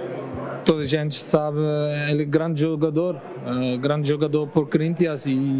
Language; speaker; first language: Portuguese; non-native, learner; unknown